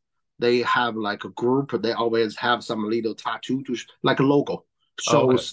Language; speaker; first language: English; non-native, learner; Chinese